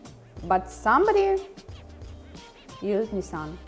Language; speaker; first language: English; non-native, fluent; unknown